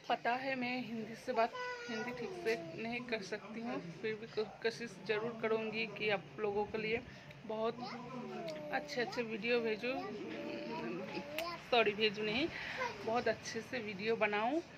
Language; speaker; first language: Hindi; non-native, local second language; Bangla